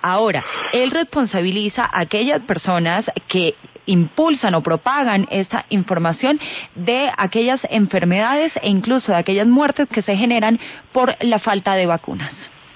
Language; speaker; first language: Spanish; native; Spanish